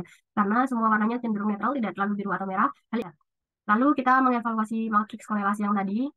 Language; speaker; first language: Indonesian; native; Indonesian